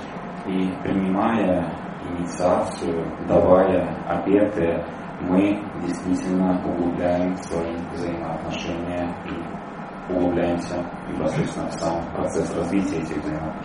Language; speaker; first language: Russian; native; Russian